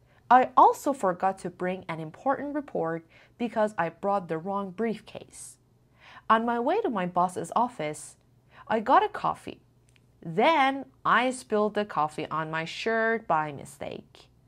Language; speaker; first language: English; non-native, fluent; Persian